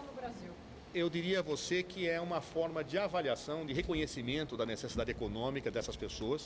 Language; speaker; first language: Portuguese; native; Portuguese